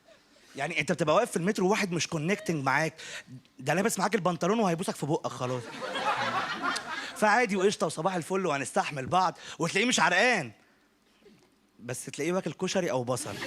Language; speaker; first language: Arabic; native; Arabic